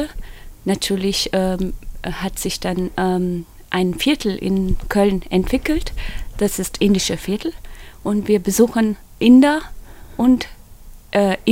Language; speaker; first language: German; non-native, learner; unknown